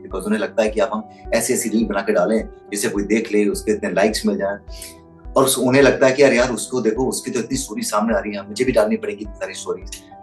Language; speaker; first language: Hindi; native; Hindi